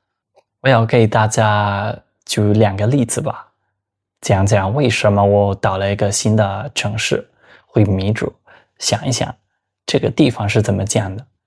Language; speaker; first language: Chinese; non-native, fluent; Spanish